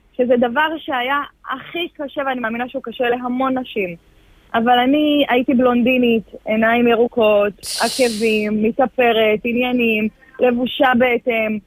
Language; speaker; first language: Hebrew; early bilingual, other home language; Arabic